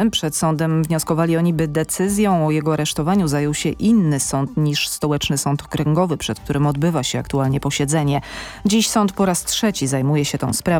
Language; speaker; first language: Polish; native; Polish